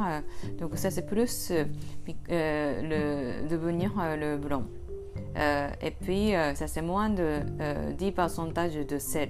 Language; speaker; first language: French; non-native, learner; Japanese